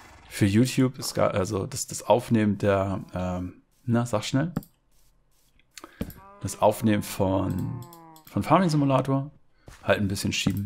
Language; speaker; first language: German; native; German